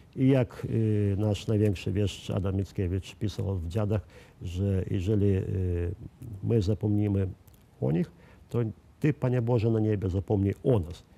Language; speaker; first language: Polish; native; Polish